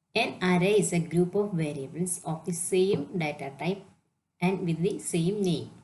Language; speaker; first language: English; non-native, local second language; Malayalam